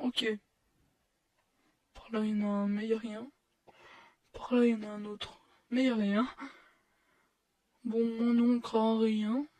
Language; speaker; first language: French; native; French